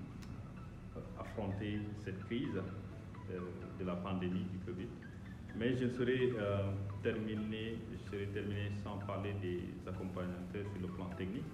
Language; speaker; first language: French; non-native, local second language; Wolof